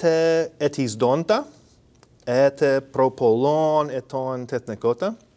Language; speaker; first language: Greek; non-native, fluent; English